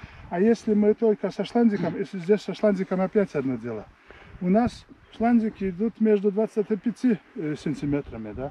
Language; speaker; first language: Russian; non-native, fluent; Latvian